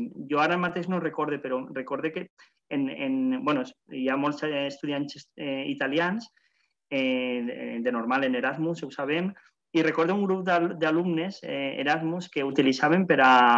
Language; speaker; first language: Catalan; native; Catalan